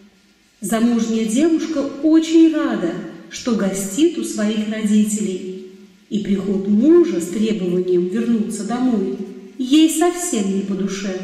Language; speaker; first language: Russian; native; Russian